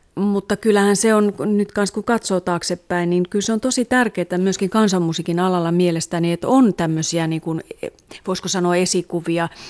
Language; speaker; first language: Finnish; non-native, local second language; Swedish